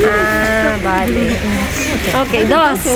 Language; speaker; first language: Spanish; non-native, learner; Filipino